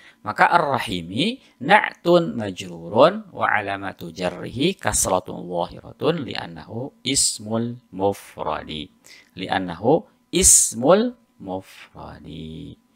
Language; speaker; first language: Arabic; non-native, fluent; Indonesian